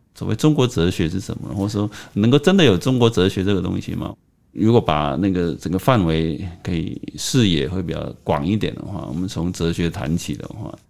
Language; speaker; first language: Chinese; native; Chinese